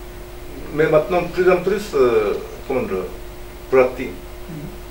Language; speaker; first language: French; non-native, learner; Japanese